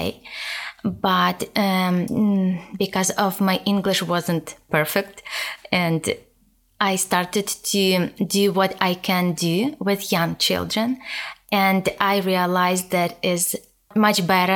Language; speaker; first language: English; non-native, fluent; Ukrainian